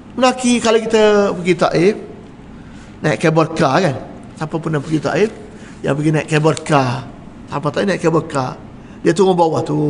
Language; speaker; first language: Malay; native; Malay